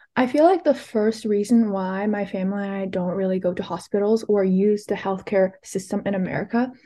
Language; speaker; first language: English; early bilingual, other home language; Chinese